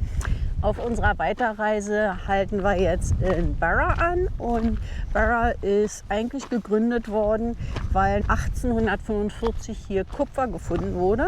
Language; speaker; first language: German; native; German